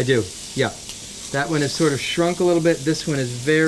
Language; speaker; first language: English; native; English